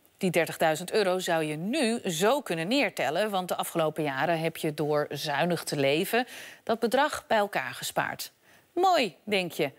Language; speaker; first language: Dutch; native; Dutch